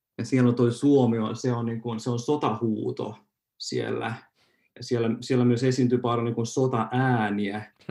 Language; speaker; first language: Finnish; non-native, local second language; Swedish